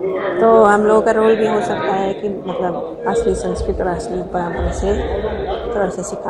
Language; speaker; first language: Hindi; non-native, fluent; Spanish